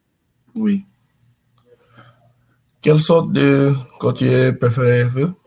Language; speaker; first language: French; non-native, learner; English